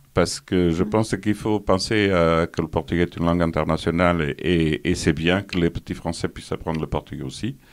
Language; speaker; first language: French; non-native, fluent; Portuguese